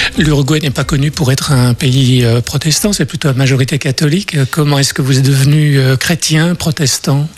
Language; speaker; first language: French; native; French